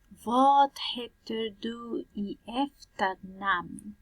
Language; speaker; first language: Swedish; non-native, learner; Persian